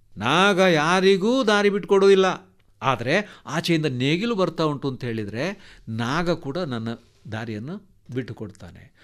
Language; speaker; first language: Kannada; non-native, local second language; Tulu